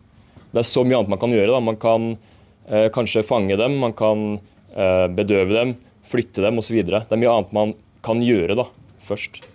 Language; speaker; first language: Norwegian; native; Norwegian